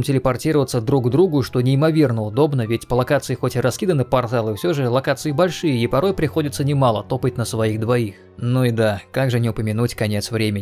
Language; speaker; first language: Russian; native; Russian